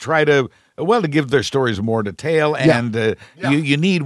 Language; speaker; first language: English; native; English